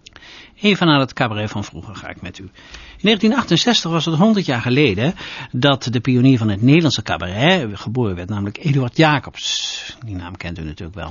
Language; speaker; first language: Dutch; native; Dutch